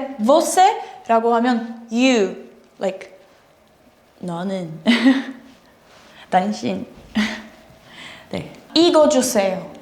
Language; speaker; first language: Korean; non-native, learner; Portuguese